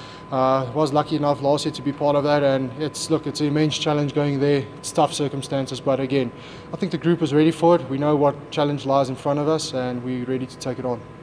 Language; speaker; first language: English; non-native, local second language; Afrikaans